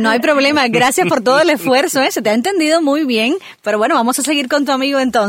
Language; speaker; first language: Spanish; native; Spanish